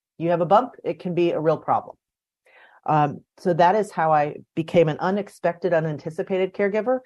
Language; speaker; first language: English; native; English